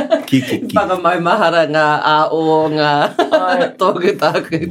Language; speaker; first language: Māori; non-native, local second language; English